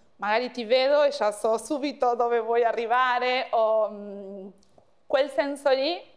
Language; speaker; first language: Italian; non-native, learner; Spanish